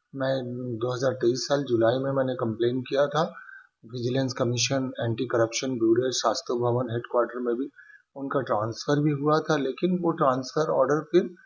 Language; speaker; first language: Hindi; non-native, local second language; Bangla